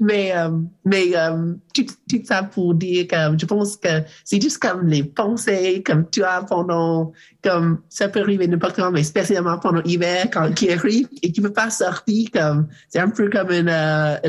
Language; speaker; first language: French; non-native, learner; English